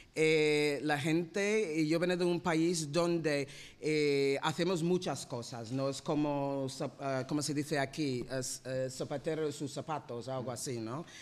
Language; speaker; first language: Spanish; non-native, fluent; English